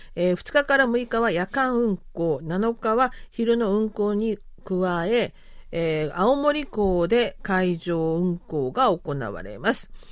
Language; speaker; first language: Japanese; native; Japanese